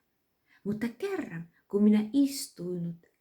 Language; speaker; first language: Finnish; non-native, learner; Russian